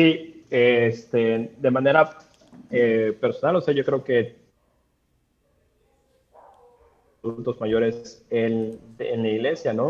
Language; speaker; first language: Spanish; native; Spanish